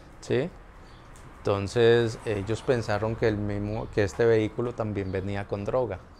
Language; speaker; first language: Spanish; native; Spanish